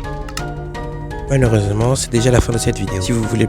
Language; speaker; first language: French; native; French